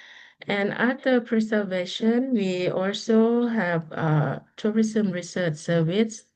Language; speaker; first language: English; non-native, learner; Lao